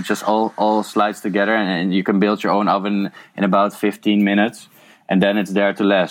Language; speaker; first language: English; non-native, fluent; Dutch